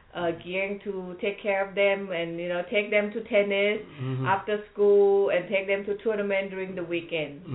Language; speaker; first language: English; non-native, fluent; Thai